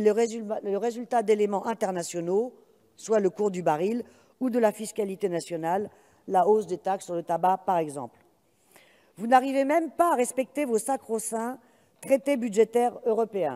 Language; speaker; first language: French; native; French